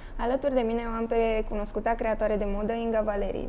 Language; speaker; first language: Romanian; native; Romanian